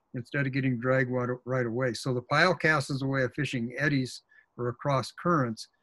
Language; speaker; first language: English; native; English